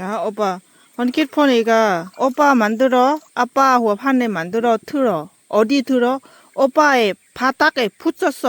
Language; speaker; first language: Korean; non-native, learner; Lao